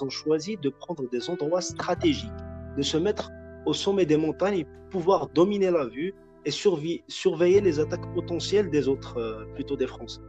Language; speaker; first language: French; non-native, local second language; Kabyle